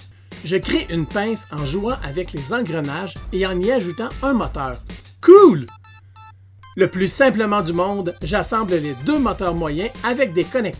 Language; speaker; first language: French; native; French